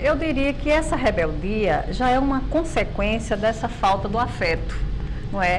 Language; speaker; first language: Portuguese; native; Portuguese